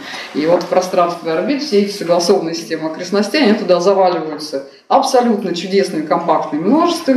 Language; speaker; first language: Russian; native; Russian